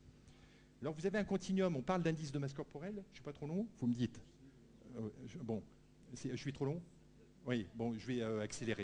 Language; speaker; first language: French; native; French